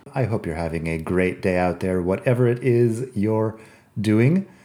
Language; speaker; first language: English; native; English